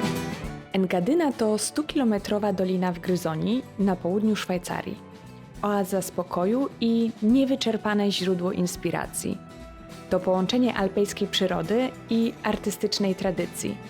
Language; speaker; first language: Polish; native; Polish